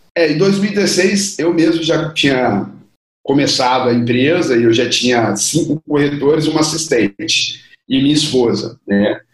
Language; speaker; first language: Portuguese; native; Portuguese